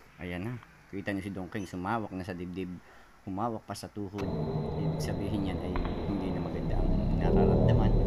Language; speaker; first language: Filipino; native; Filipino